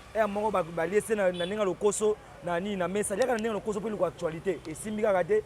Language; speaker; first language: Lingala; native; Lingala